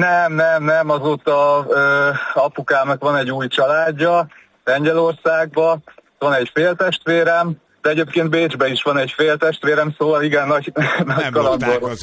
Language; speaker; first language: Hungarian; early bilingual, other home language; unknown